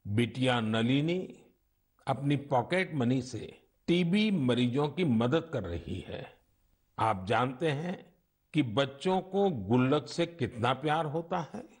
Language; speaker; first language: Hindi; non-native, local second language; Gujarati